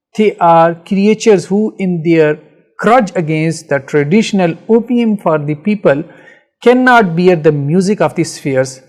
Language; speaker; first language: English; non-native, local second language; Punjabi